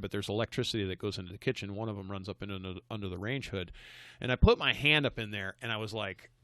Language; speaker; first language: English; native; English